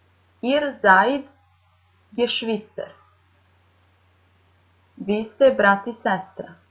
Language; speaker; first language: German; non-native, fluent; Serbian